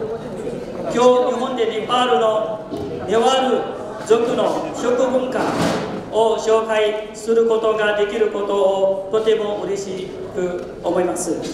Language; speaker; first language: Japanese; non-native, fluent; Newari